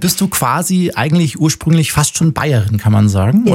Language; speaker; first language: German; native; German